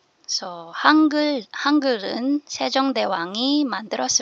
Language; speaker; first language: Korean; non-native, learner; Filipino